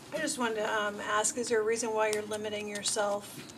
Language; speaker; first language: English; native; English